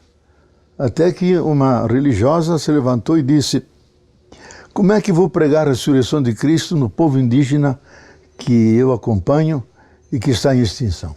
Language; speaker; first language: Portuguese; native; Portuguese